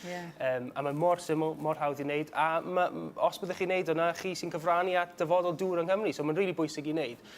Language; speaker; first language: Welsh; native; Welsh